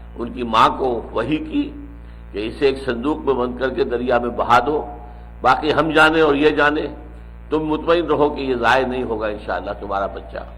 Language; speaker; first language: Urdu; native; Urdu